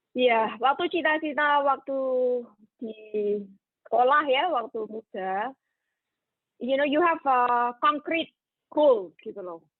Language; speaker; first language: Indonesian; native; Indonesian